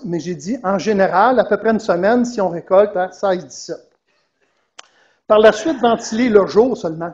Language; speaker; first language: French; native; French